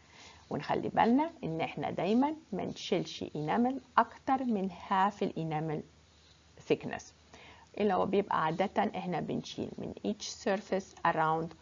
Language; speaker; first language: Arabic; native; Arabic